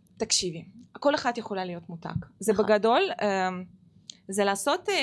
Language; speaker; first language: Hebrew; non-native, fluent; Russian